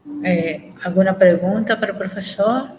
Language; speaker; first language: Portuguese; non-native, fluent; Spanish